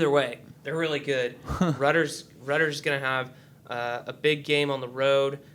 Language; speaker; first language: English; native; English